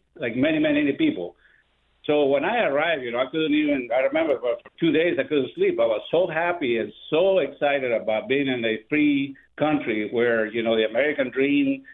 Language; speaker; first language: English; non-native, fluent; Spanish